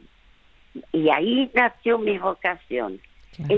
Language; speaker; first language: Spanish; early bilingual, other home language; French